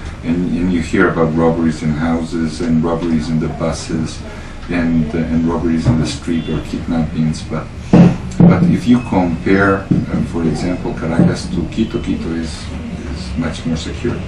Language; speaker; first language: English; non-native, learner; Spanish